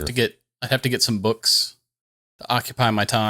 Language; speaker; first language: English; native; English